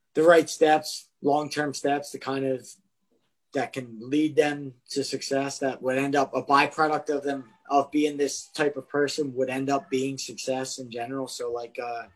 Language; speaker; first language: English; native; English